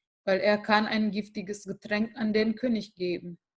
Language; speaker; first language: German; non-native, fluent; Indonesian